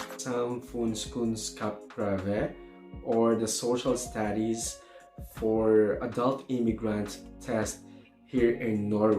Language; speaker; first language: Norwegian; non-native, learner; Filipino